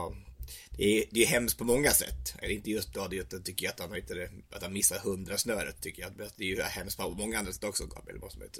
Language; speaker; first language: Swedish; native; Swedish